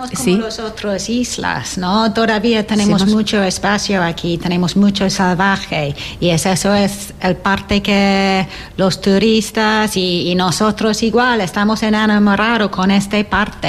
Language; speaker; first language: Spanish; non-native, learner; English